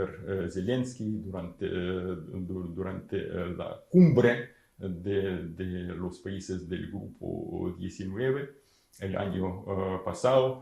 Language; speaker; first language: Spanish; non-native, fluent; Ukrainian